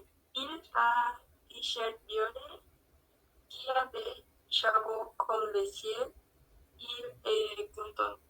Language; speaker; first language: French; non-native, learner; Spanish